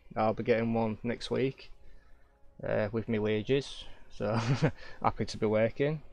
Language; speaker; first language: English; native; English